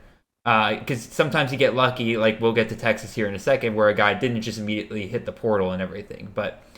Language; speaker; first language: English; native; English